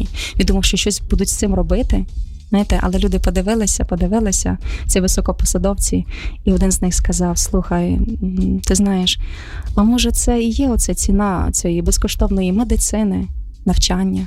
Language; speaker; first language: Ukrainian; native; Ukrainian